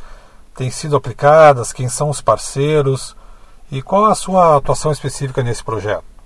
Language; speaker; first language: Portuguese; native; Portuguese